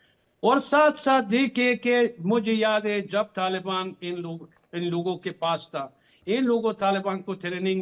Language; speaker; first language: Hindi; non-native, fluent; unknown